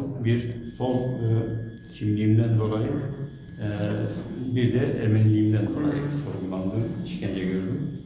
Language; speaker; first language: Turkish; native; Turkish